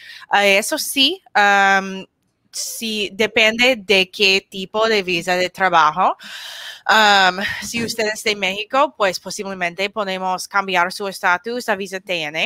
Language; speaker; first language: Spanish; non-native, learner; English